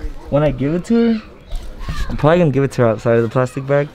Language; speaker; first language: English; early bilingual, other home language; Spanish